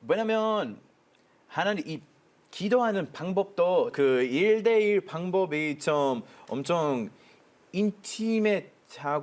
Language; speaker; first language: Korean; non-native, fluent; Hebrew